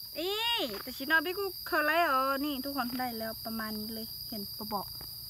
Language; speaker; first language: Thai; non-native, local second language; Hmong